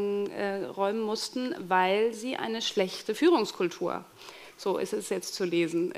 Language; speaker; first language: German; native; German